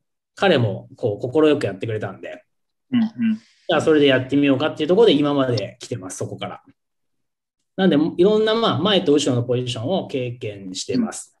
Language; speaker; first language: Japanese; native; Japanese